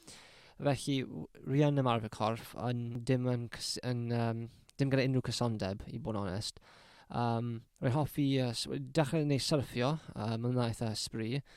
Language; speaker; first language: Welsh; non-native, local second language; English